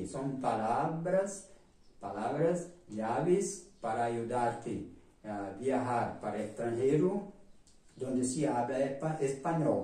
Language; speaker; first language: Spanish; non-native, fluent; Portuguese